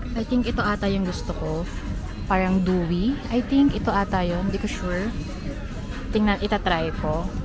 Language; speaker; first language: Filipino; native; Filipino